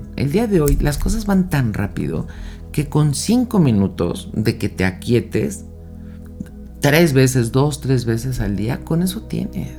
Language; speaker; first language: Spanish; native; Spanish